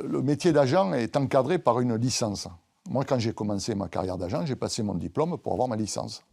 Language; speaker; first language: French; native; French